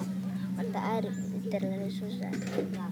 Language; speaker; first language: Indonesian; non-native, local second language; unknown